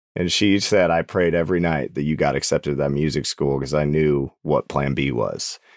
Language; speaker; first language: English; native; English